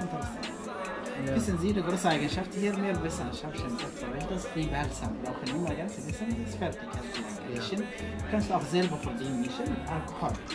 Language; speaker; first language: German; non-native, learner; Arabic